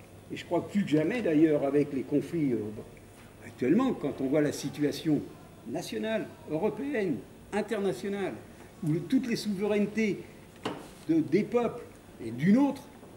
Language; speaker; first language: French; native; French